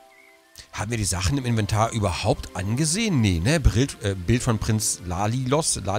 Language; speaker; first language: German; native; German